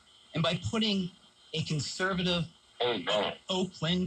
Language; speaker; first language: English; native; English